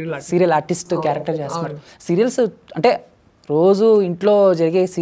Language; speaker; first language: Telugu; native; Telugu